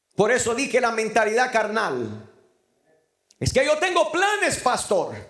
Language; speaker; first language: Spanish; native; Spanish